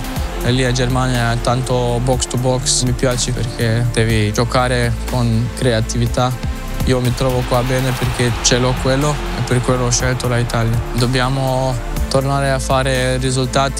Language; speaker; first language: Italian; non-native, learner; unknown